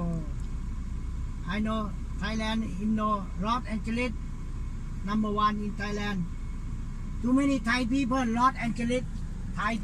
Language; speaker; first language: English; non-native, learner; Thai